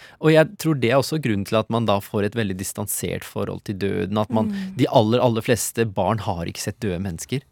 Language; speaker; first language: Norwegian; early bilingual, other home language; Urdu